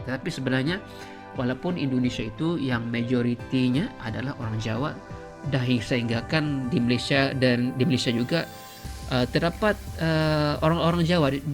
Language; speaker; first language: Malay; native; Malay